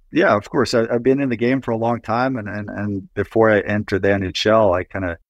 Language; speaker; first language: English; non-native, fluent; Swedish